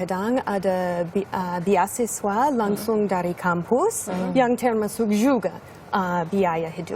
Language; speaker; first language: Indonesian; non-native, fluent; English